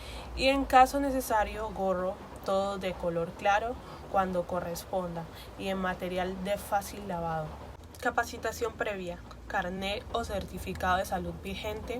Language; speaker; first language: Spanish; native; Spanish